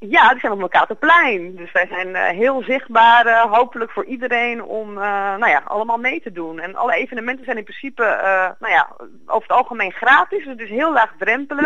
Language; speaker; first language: Dutch; native; Dutch